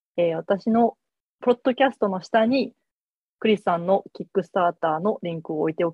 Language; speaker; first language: Japanese; native; Japanese